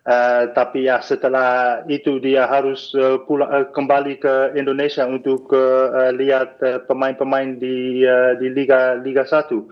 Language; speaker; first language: Indonesian; non-native, fluent; Dutch